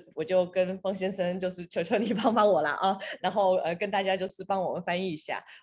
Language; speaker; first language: Chinese; early bilingual, heritage; Chinese